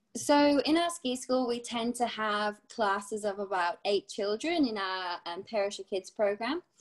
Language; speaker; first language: English; native; English